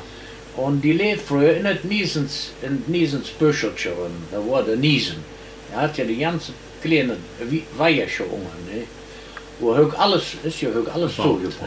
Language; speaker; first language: German; native; German